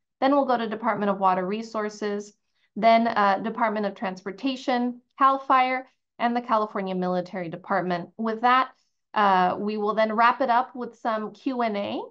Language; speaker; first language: English; early bilingual, other home language; Spanish